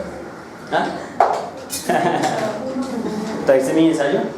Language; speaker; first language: Spanish; native; Spanish